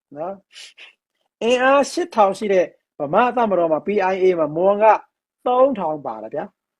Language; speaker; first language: Burmese; native; Burmese